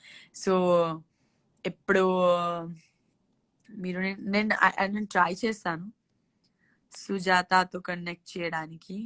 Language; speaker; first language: Telugu; non-native, learner; Gujarati